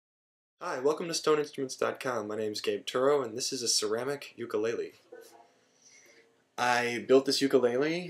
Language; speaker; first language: English; native; English